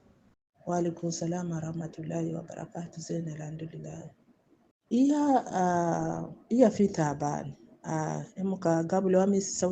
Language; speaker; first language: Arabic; non-native, learner; Rundi